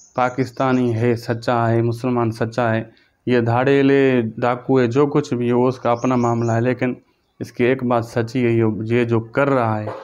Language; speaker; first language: Urdu; non-native, local second language; Sindhi